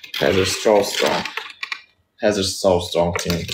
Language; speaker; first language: English; non-native, learner; Russian